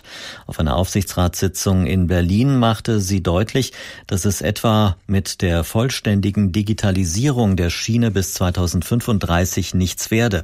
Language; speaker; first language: German; native; German